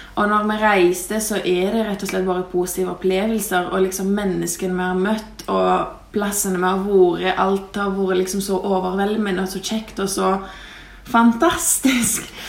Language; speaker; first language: Norwegian; early bilingual, other home language; Lithuanian